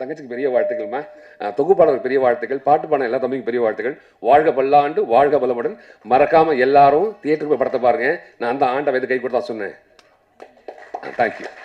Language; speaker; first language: Tamil; native; Tamil